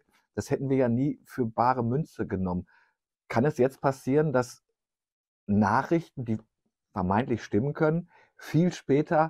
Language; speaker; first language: German; native; German